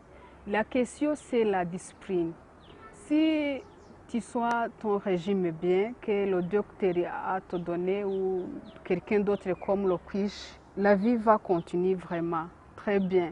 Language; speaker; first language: French; non-native, local second language; Kinyarwanda